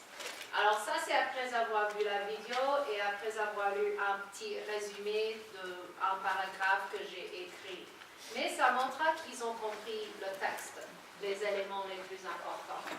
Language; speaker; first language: French; non-native, fluent; English